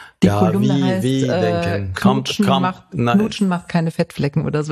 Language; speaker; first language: German; native; German